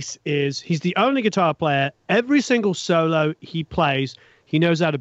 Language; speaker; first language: English; native; English